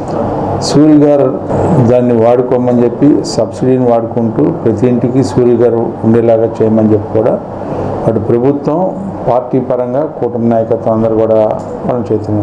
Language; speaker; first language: Telugu; native; Telugu